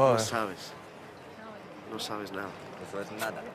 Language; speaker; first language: Spanish; non-native, learner; French